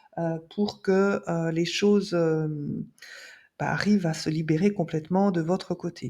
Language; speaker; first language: French; native; French